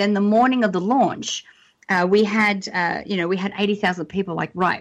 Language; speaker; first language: English; native; English